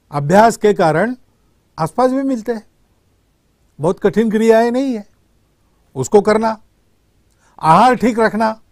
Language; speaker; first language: Hindi; non-native, local second language; Marathi